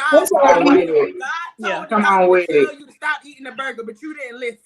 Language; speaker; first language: English; native; English